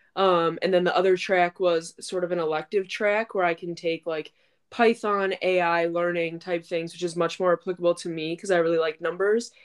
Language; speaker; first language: English; native; English